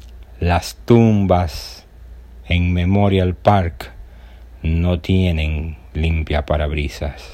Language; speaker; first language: Spanish; native; Spanish